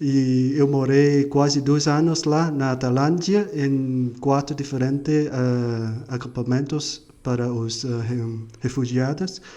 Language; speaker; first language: Portuguese; non-native, fluent; Vietnamese